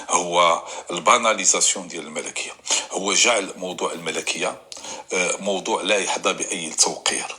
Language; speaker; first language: Arabic; native; Arabic